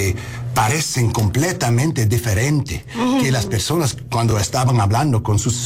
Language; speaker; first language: Spanish; early bilingual, heritage; Spanish